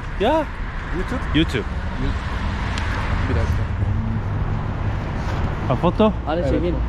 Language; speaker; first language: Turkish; non-native, learner; Korean